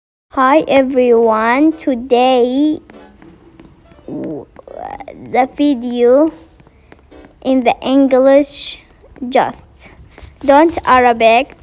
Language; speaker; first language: English; non-native, learner; Arabic